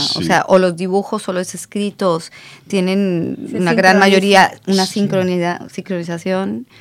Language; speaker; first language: Spanish; native; Spanish